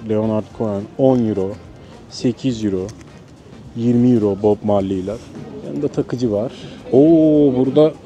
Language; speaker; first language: Turkish; native; Turkish